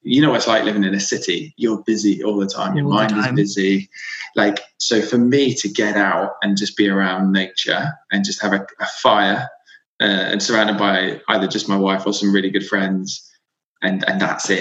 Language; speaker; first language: English; native; English